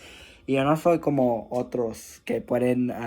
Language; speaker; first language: Spanish; early bilingual, heritage; English